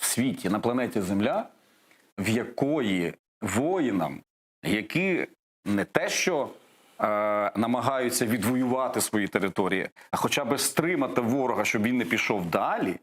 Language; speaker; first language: Ukrainian; native; Ukrainian